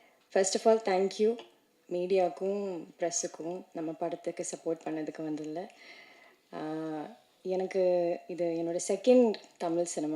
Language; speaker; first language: Tamil; non-native, learner; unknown